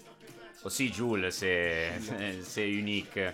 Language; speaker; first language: French; non-native, fluent; Italian